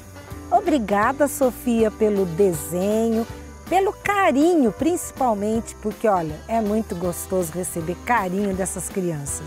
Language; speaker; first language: Portuguese; native; Portuguese